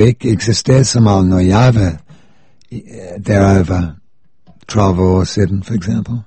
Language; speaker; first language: Danish; non-native, fluent; English